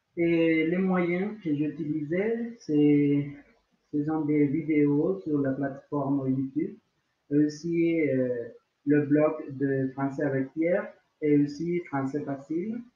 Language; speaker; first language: French; non-native, learner; Spanish